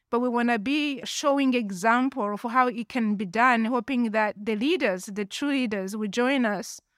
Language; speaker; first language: English; non-native, local second language; Kinyarwanda